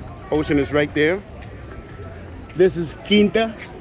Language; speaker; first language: English; native; English